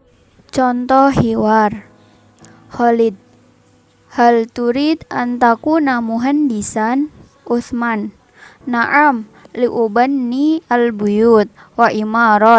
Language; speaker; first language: Arabic; non-native, learner; Indonesian